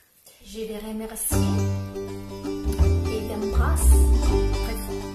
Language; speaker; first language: French; non-native, learner; Italian